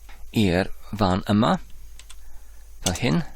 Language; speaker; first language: Welsh; non-native, fluent; English